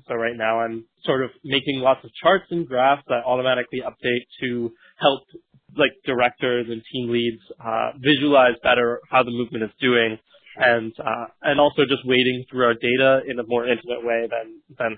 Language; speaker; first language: English; native; English